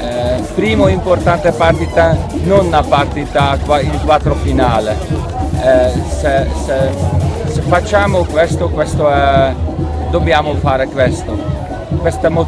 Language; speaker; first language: Italian; non-native, learner; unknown